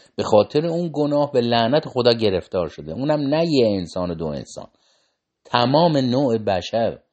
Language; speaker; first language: Persian; native; Persian